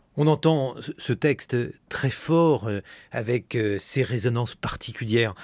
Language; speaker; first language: French; native; French